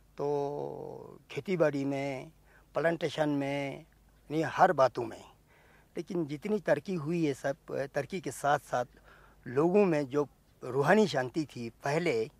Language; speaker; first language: Urdu; non-native, local second language; Ladakhi